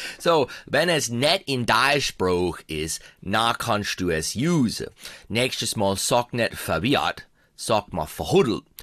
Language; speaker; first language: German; early bilingual, heritage; German